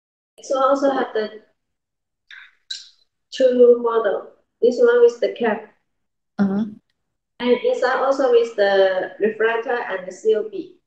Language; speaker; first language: English; non-native, learner; Chinese